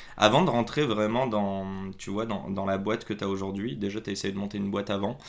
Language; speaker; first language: French; native; French